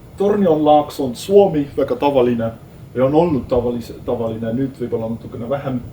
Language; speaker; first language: Estonian; non-native, fluent; Dutch